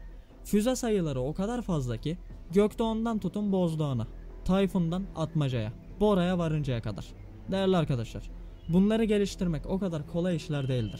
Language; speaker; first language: Turkish; native; Turkish